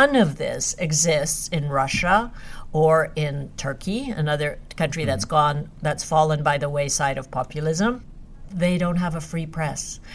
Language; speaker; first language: English; non-native, fluent; Hungarian